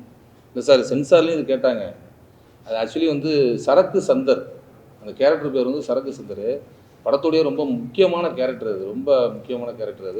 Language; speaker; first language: Tamil; native; Tamil